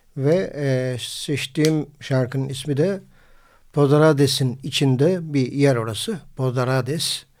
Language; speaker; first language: Turkish; native; Turkish